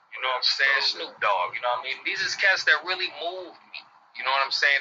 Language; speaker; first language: English; native; English